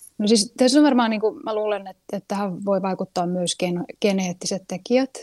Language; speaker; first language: Finnish; native; Finnish